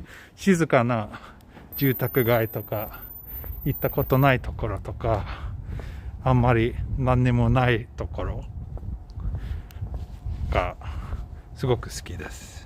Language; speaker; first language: Japanese; non-native, fluent; Swedish